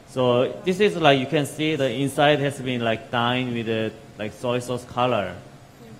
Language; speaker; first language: English; non-native, learner; Korean